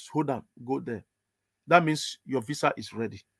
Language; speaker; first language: English; non-native, local second language; Igbo